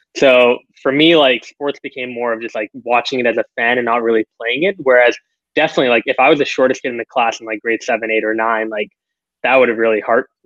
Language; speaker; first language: English; early bilingual, other home language; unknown